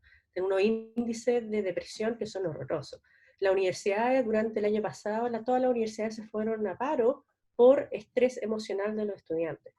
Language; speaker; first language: Spanish; native; Spanish